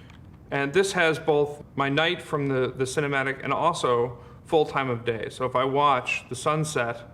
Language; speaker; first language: English; native; English